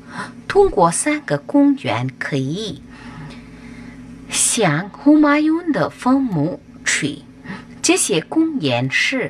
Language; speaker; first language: Chinese; non-native, fluent; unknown